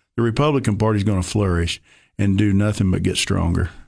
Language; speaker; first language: English; native; English